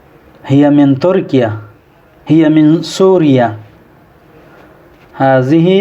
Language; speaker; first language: Arabic; non-native, fluent; Pashto